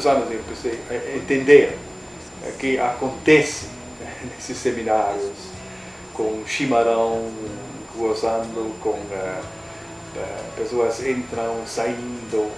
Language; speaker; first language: Portuguese; non-native, learner; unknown